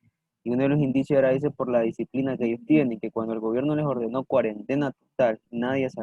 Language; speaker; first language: Spanish; native; Spanish